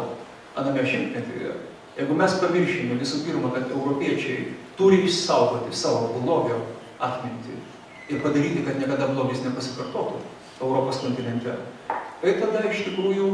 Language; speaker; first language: Lithuanian; native; Lithuanian